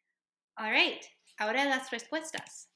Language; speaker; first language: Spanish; non-native, learner; English